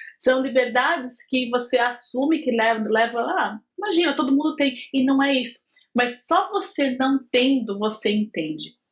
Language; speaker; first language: Portuguese; native; Portuguese